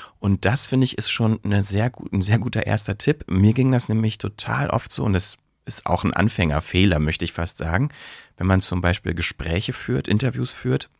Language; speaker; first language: German; native; German